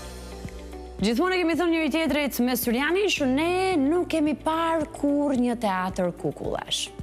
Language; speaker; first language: Albanian; native; Albanian